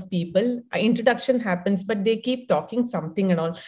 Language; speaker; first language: English; non-native, local second language; Kannada